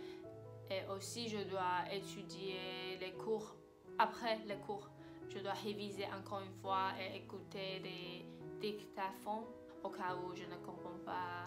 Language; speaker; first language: French; non-native, fluent; Chinese